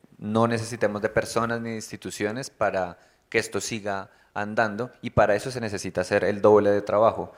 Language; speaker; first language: Spanish; native; Spanish